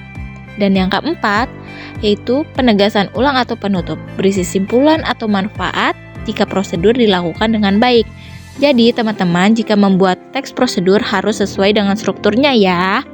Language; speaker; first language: Indonesian; native; Indonesian